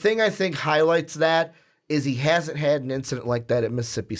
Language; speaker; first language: English; native; English